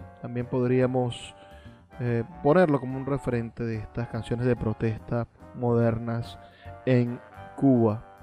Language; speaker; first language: Spanish; native; Spanish